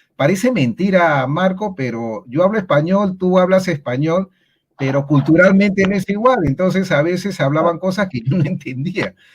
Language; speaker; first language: Spanish; native; Spanish